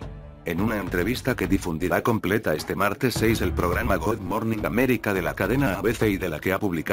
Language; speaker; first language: Spanish; native; Spanish